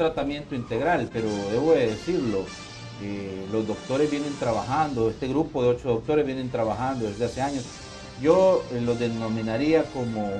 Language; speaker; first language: Spanish; native; Spanish